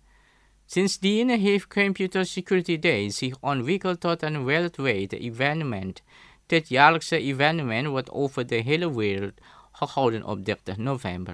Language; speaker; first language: Dutch; non-native, fluent; Indonesian